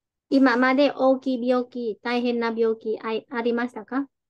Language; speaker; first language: Japanese; non-native, fluent; Vietnamese